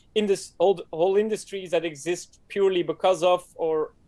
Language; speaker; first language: English; non-native, fluent; Dutch